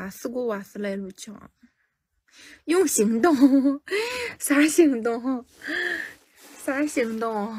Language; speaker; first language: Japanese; non-native, learner; Chinese